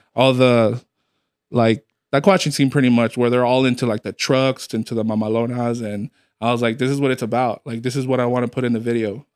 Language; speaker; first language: English; native; English